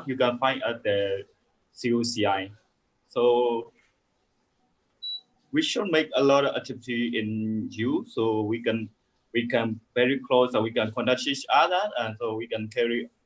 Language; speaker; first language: English; non-native, learner; Burmese